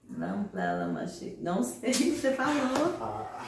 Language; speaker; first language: Portuguese; non-native, learner; Haitian Creole